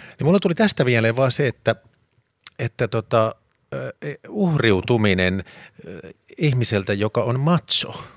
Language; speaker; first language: Finnish; native; Finnish